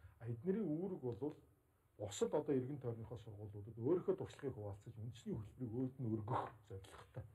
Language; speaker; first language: Mongolian; native; Mongolian